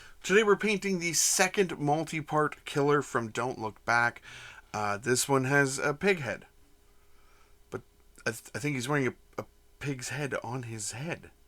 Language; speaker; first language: English; native; English